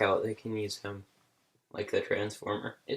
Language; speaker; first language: English; native; English